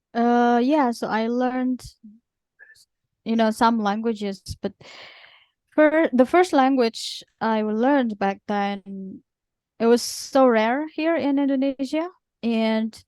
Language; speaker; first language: English; non-native, fluent; Indonesian